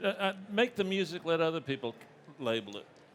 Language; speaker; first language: English; native; English